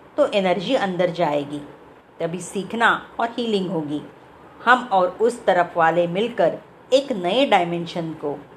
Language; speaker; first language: Hindi; non-native, local second language; Marathi